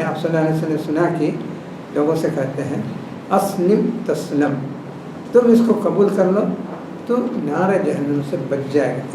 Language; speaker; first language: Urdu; non-native, local second language; Malayalam